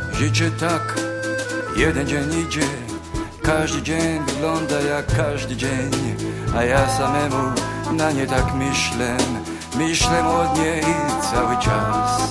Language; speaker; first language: Polish; early bilingual, heritage; English